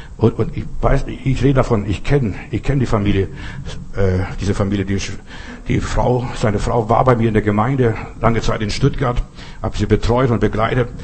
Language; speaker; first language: German; non-native, fluent; Russian